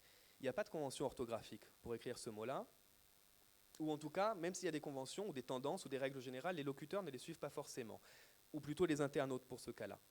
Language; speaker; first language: French; native; French